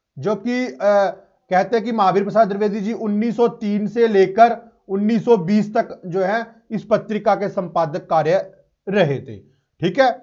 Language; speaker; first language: Hindi; non-native, local second language; Punjabi